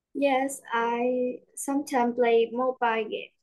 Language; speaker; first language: English; non-native, learner; Vietnamese